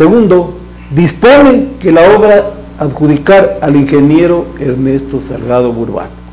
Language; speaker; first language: Spanish; native; Spanish